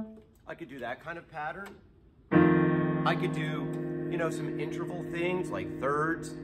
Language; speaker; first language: English; native; English